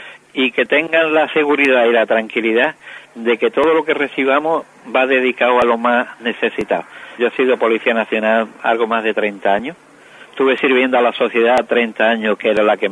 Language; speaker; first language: Spanish; native; Spanish